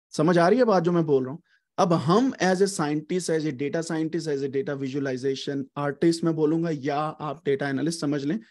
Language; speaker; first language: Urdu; native; Urdu